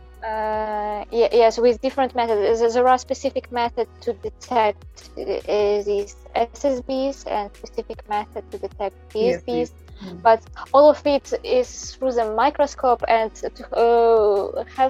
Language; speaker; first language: English; non-native, fluent; Belarusian